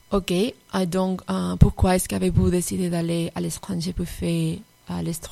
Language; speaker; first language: French; non-native, fluent; Spanish